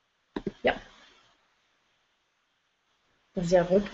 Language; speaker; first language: German; non-native, fluent; English